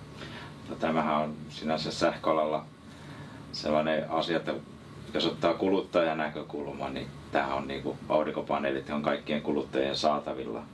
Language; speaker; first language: Finnish; native; Finnish